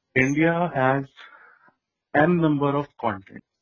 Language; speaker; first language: English; non-native, local second language; Hindi